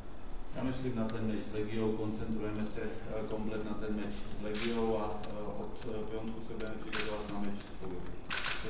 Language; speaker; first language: Polish; non-native, learner; Czech